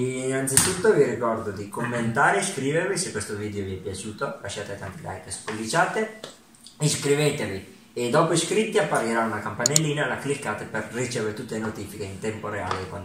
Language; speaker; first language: Italian; early bilingual, other home language; Ukrainian